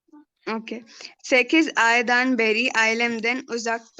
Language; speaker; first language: Turkish; non-native, learner; Urdu